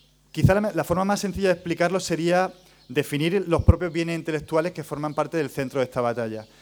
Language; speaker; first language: Spanish; native; Spanish